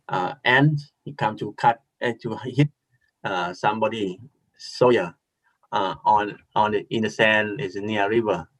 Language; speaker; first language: English; non-native, learner; Thai